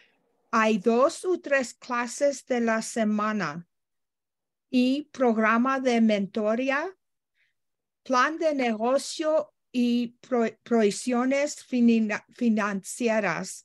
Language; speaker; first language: Spanish; non-native, learner; English